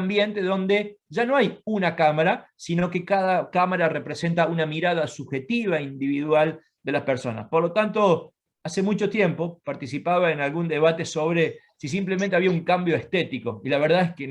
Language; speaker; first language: Spanish; native; Spanish